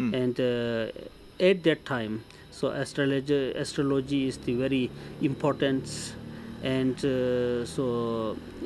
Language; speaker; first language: English; non-native, local second language; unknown